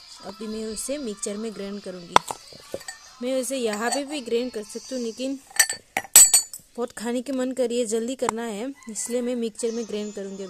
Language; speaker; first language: Hindi; non-native, local second language; Kok Borok